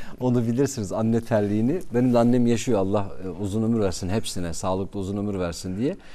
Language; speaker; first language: Turkish; non-native, local second language; Kurdish